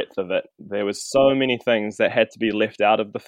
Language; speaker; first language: English; native; English